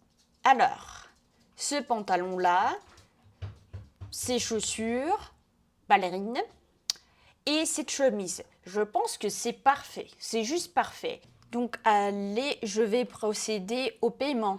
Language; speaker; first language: French; non-native, fluent; Russian